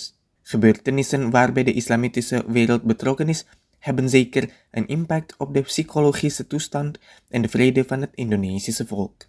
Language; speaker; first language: Dutch; non-native, fluent; Indonesian